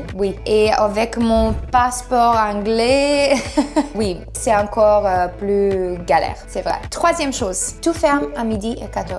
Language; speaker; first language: French; non-native, learner; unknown